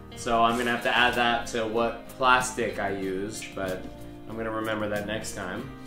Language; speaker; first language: English; native; English